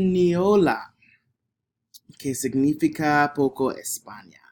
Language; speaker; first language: Spanish; non-native, learner; English